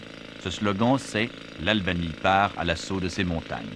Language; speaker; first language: French; native; French